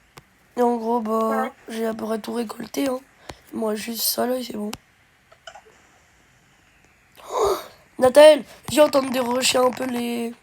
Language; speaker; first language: French; native; French